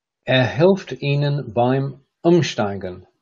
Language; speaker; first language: German; non-native, learner; English